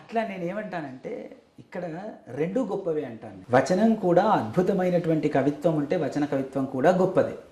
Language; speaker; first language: Telugu; native; Telugu